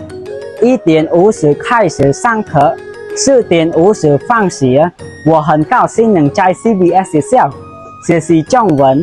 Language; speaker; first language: Chinese; non-native, learner; Khmer